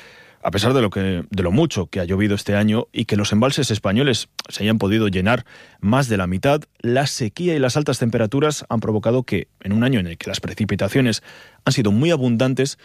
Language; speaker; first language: Spanish; native; Spanish